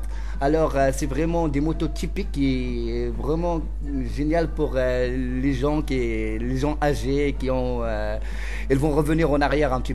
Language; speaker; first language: French; non-native, local second language; Central Atlas Tamazight